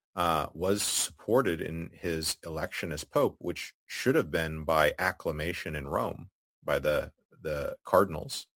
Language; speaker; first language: English; native; English